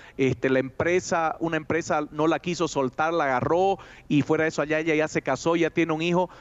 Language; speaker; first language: Spanish; native; Spanish